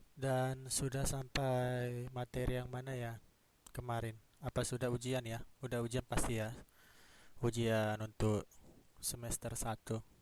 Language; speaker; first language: Indonesian; native; Indonesian